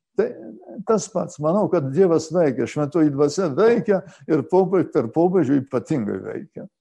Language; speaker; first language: Lithuanian; early bilingual, heritage; Lithuanian